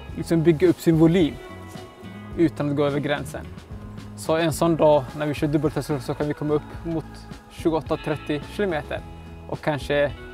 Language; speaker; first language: Swedish; early bilingual, other home language; Somali